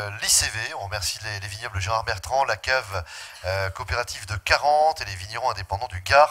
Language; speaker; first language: French; native; French